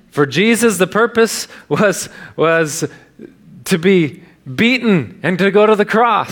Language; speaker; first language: English; native; English